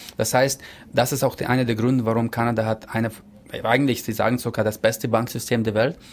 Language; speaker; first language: German; early bilingual, heritage; German